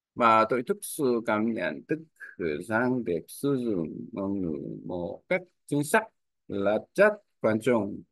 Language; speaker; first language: Vietnamese; non-native, learner; Korean